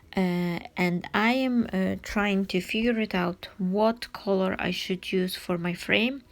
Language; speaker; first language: English; non-native, fluent; Polish